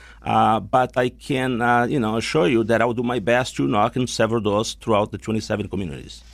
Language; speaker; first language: English; non-native, fluent; Portuguese